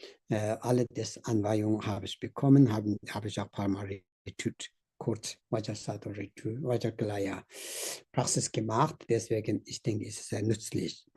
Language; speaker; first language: German; non-native, learner; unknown